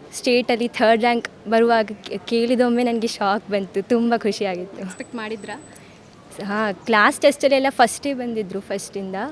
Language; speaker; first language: Kannada; non-native, local second language; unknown